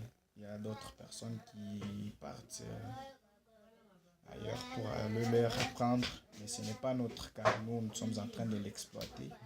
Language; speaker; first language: French; non-native, local second language; Swahili